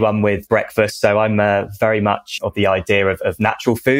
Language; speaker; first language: English; native; English